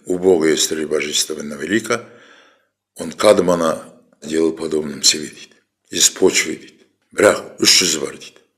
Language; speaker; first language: Russian; non-native, local second language; Kazakh